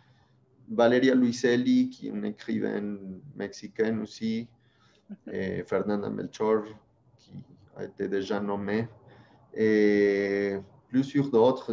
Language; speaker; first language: French; non-native, fluent; Spanish